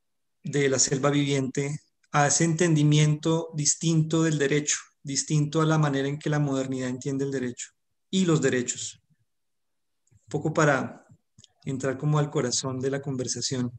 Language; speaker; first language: Spanish; native; Spanish